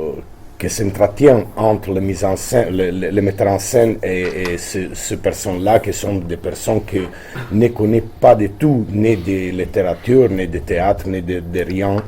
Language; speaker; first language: French; non-native, fluent; Italian